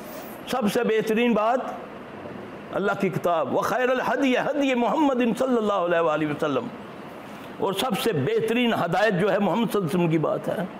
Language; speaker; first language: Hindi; non-native, local second language; Punjabi